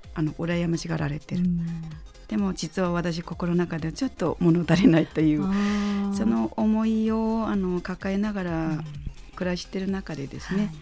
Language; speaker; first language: Japanese; non-native, fluent; Chinese